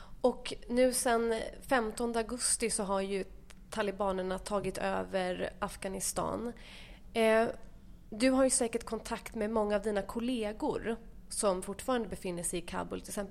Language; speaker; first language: Swedish; native; Swedish